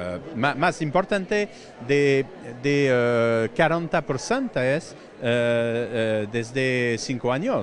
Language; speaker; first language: Spanish; non-native, fluent; French